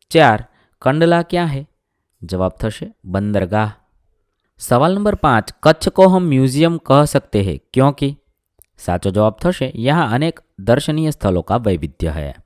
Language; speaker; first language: Hindi; non-native, local second language; Gujarati